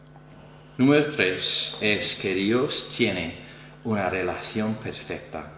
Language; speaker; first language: Spanish; non-native, fluent; English